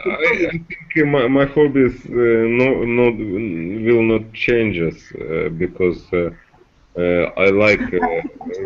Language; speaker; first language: English; non-native, learner; Russian